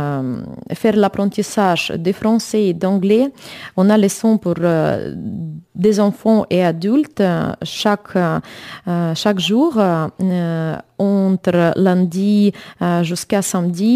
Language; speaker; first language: French; non-native, learner; Ukrainian